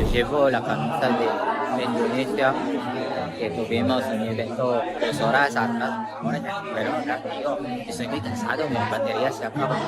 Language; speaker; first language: Spanish; non-native, fluent; Cebuano